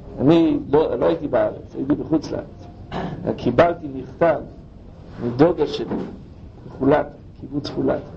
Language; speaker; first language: Hebrew; non-native, fluent; English